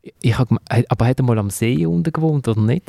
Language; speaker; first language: German; native; German